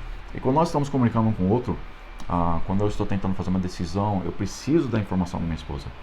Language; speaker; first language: Portuguese; non-native, fluent; English